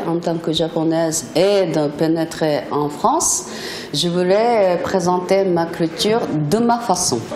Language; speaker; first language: French; non-native, fluent; Japanese